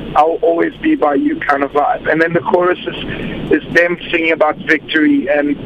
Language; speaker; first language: English; non-native, fluent; Portuguese